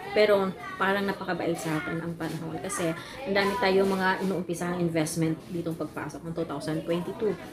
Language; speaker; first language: Filipino; non-native, local second language; Cebuano